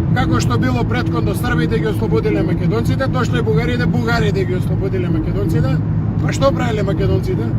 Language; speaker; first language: Macedonian; non-native, local second language; Serbian